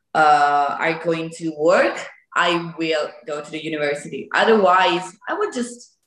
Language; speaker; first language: English; non-native, fluent; Italian